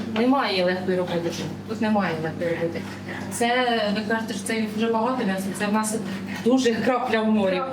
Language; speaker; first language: Ukrainian; native; Ukrainian